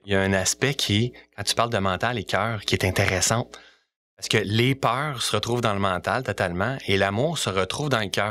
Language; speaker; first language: French; native; French